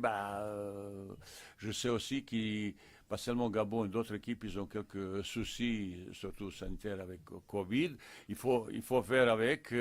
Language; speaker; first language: French; non-native, fluent; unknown